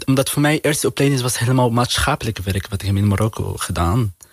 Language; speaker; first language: Dutch; non-native, learner; Arabic